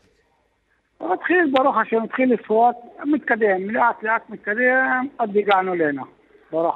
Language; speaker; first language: Hebrew; non-native, local second language; Arabic